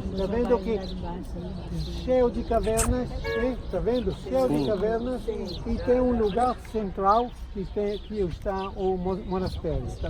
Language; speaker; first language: Portuguese; non-native, learner; Hebrew